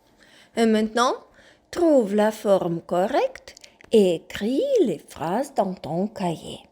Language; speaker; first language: French; non-native, fluent; Ukrainian